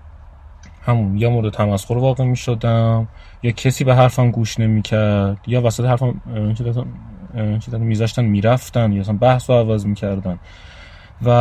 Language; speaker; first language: Persian; native; Persian